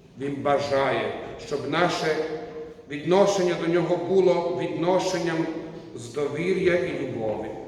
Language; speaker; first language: Ukrainian; non-native, learner; Croatian